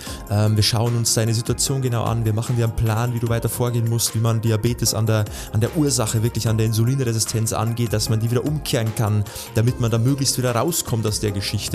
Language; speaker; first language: German; native; German